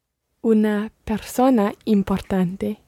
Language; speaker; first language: Spanish; non-native, learner; English